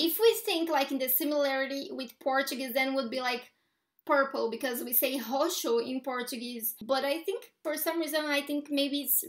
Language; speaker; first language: English; non-native, fluent; Portuguese